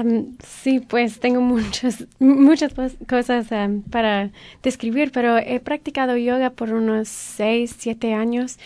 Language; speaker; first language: Spanish; early bilingual, heritage; Spanish